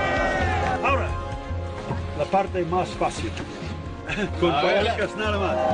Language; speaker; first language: Spanish; non-native, learner; English